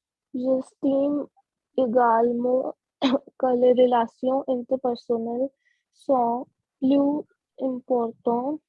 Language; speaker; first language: French; non-native, learner; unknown